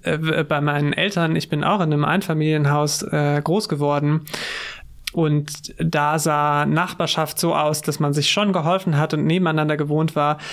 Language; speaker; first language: German; native; German